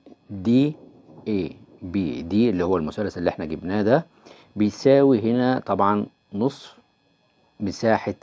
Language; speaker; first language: Arabic; native; Arabic